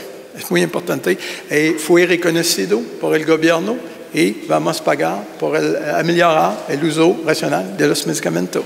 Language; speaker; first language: Spanish; non-native, learner; French